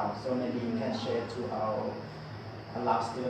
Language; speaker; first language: English; non-native, learner; Lao